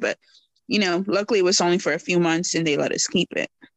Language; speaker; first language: English; early bilingual, other home language; Spanish